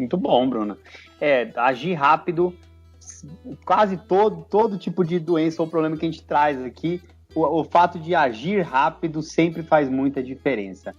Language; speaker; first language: Portuguese; native; Portuguese